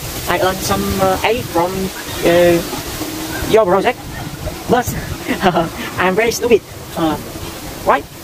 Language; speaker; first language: English; non-native, learner; Vietnamese